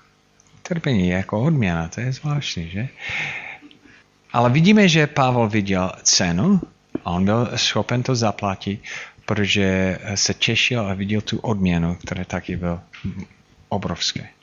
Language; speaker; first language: Czech; non-native, fluent; English